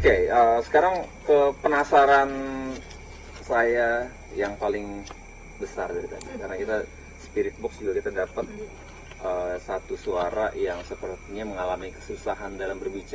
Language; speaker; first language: Indonesian; native; Indonesian